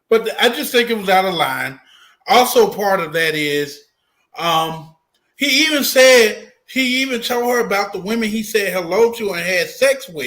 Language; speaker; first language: English; native; English